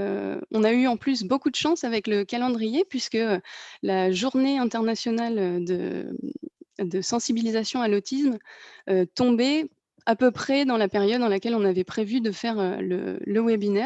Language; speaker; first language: French; native; French